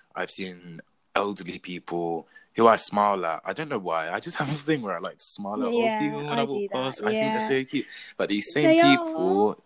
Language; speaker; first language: English; native; English